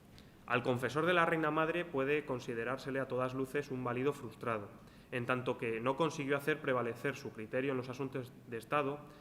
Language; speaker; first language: Spanish; native; Spanish